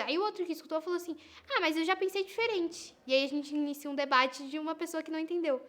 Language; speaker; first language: Portuguese; native; Portuguese